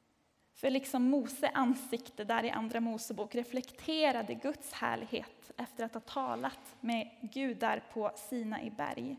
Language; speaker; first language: Swedish; native; Swedish